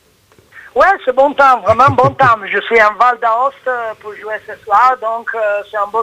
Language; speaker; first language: French; non-native, learner; Italian